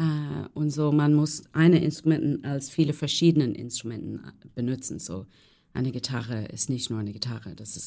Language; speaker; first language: German; non-native, fluent; English